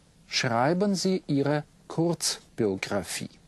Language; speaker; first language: German; non-native, fluent; Russian